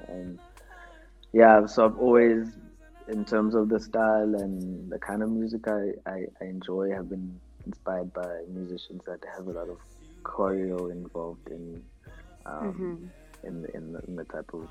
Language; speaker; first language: English; non-native, local second language; Xhosa